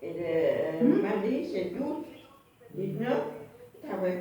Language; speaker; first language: French; non-native, learner; Vietnamese